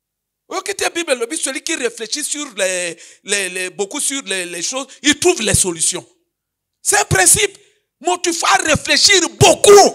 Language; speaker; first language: French; non-native, local second language; Lingala